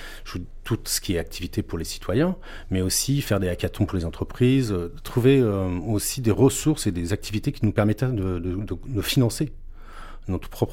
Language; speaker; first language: French; native; French